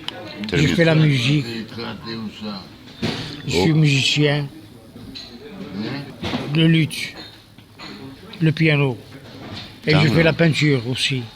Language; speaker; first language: French; non-native, local second language; Arabic